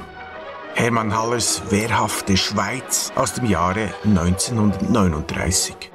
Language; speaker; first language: German; native; German